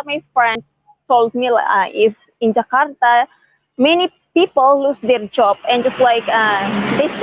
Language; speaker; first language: English; non-native, learner; Indonesian